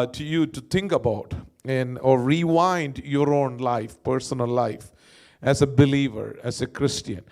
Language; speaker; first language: English; non-native, local second language; Malayalam